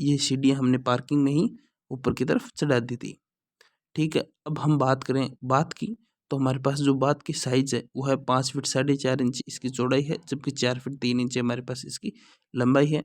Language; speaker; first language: Hindi; native; Hindi